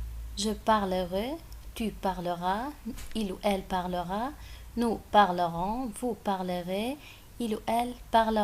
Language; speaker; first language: French; non-native, fluent; Arabic